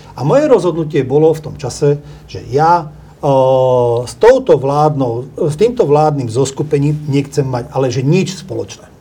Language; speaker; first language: Slovak; non-native, local second language; Hungarian